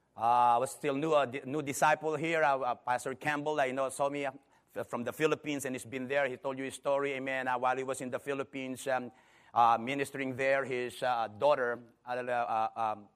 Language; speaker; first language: English; non-native, local second language; Filipino